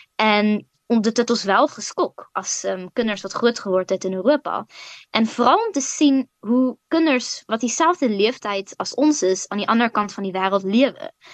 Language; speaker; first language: Dutch; native; Dutch